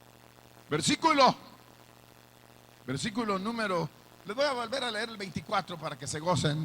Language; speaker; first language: Spanish; native; Spanish